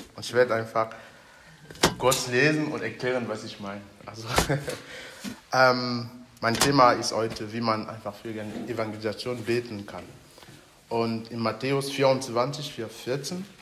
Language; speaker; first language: German; non-native, fluent; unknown